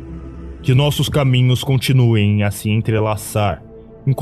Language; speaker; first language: Portuguese; native; Portuguese